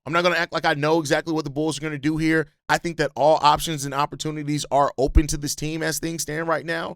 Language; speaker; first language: English; native; English